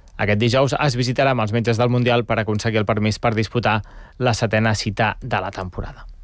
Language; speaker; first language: Catalan; native; Catalan